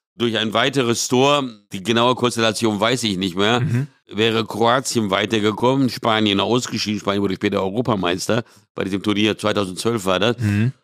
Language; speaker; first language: German; early bilingual, other home language; Hungarian